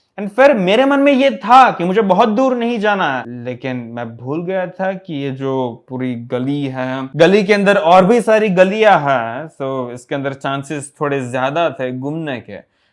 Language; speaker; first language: Hindi; non-native, local second language; Gujarati